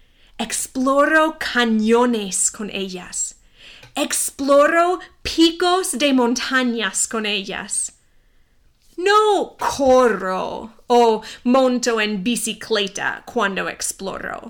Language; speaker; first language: Spanish; non-native, fluent; English